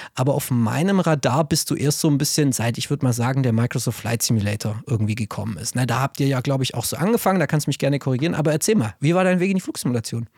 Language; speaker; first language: German; native; German